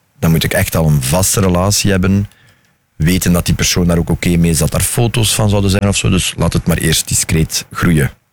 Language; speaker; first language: Dutch; native; Dutch